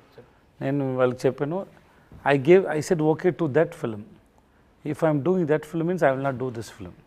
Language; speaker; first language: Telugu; non-native, learner; Tamil